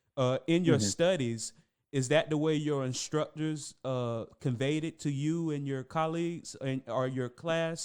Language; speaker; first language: English; native; English